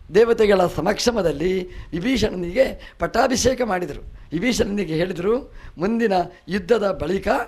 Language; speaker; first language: Kannada; non-native, local second language; Tulu